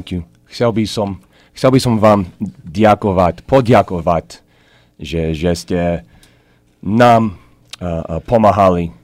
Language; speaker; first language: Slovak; early bilingual, heritage; English